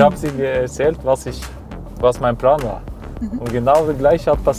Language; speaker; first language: German; non-native, fluent; Norwegian